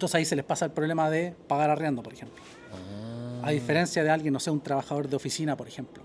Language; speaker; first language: Spanish; native; Spanish